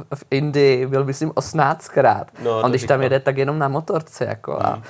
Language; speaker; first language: Czech; native; Czech